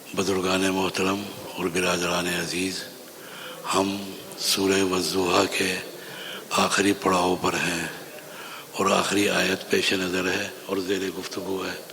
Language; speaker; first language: Urdu; native; Urdu